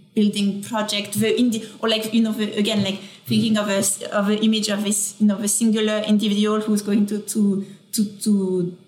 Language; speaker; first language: English; non-native, fluent; French